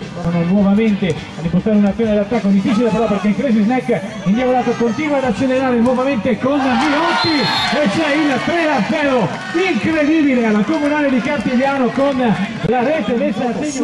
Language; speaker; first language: Italian; native; Italian